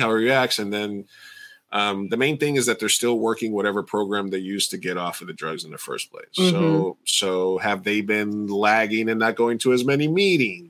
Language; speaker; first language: English; native; English